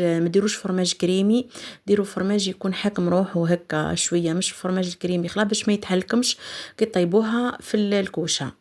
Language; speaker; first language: Arabic; native; Arabic